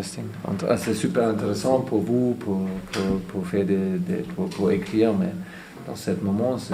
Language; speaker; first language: French; non-native, fluent; German